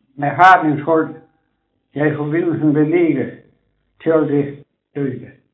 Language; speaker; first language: Danish; native; Danish